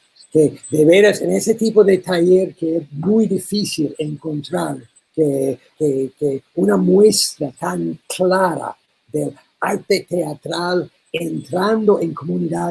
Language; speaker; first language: Spanish; non-native, learner; English